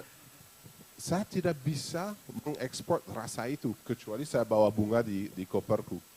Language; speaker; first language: Indonesian; non-native, fluent; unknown